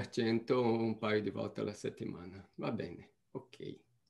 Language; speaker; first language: Italian; non-native, fluent; Portuguese